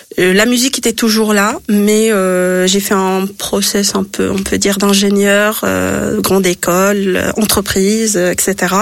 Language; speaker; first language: French; non-native, local second language; Arabic